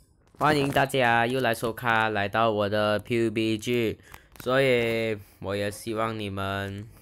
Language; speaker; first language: Chinese; early bilingual, heritage; Chinese